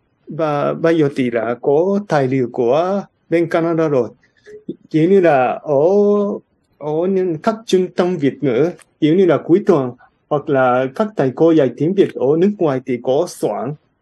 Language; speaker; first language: Vietnamese; non-native, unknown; Japanese